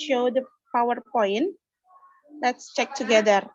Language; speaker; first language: English; non-native, learner; Indonesian